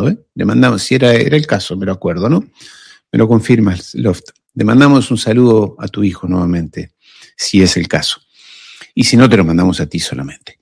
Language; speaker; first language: Spanish; native; Spanish